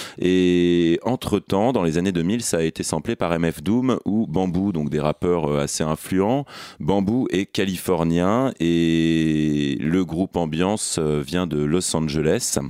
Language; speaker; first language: French; native; French